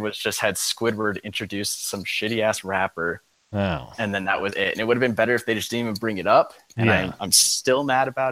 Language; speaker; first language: English; native; English